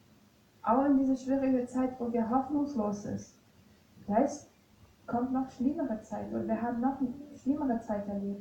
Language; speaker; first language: German; non-native, fluent; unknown